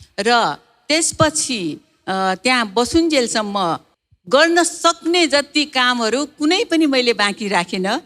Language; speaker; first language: Nepali; non-native, local second language; Newari